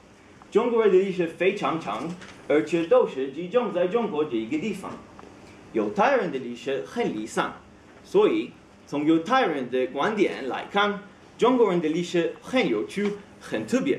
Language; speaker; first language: Chinese; non-native, learner; Hebrew